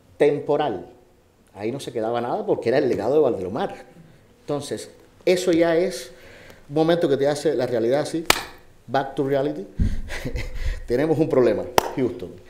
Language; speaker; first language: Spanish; native; Spanish